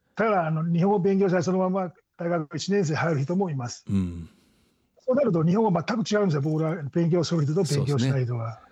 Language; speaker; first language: Japanese; non-native, fluent; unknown